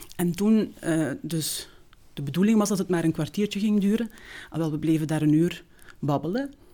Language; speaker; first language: Dutch; early bilingual, other home language; Turkish